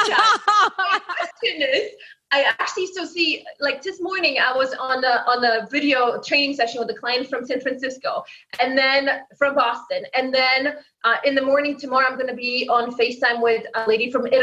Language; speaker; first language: English; non-native, fluent; Polish